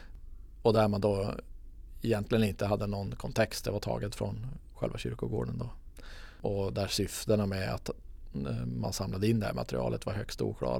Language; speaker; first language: Swedish; native; Swedish